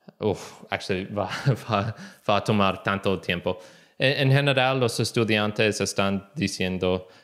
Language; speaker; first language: Spanish; non-native, learner; English